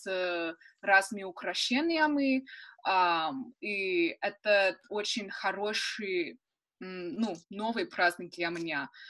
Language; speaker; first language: Russian; non-native, learner; English